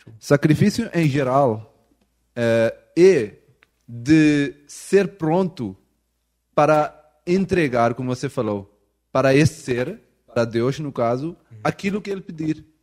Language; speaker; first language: Portuguese; non-native, fluent; Urdu